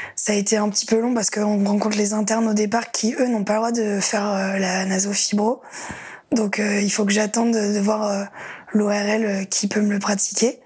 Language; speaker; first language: French; native; French